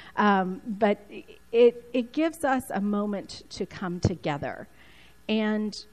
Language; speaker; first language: English; early bilingual, other home language; Spanish